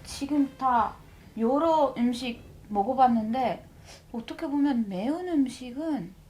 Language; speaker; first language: Korean; non-native, fluent; Italian